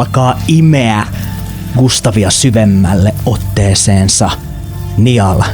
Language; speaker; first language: Finnish; native; Finnish